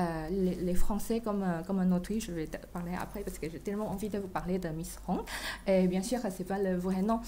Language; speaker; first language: French; non-native, fluent; Chinese